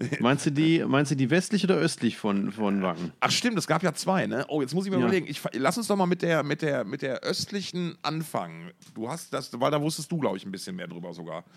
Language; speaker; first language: German; native; German